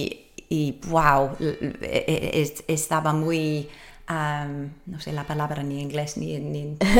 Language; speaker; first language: Spanish; non-native, learner; English